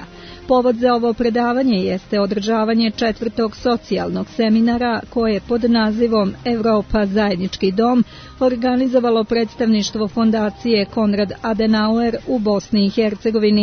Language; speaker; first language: Croatian; native; Croatian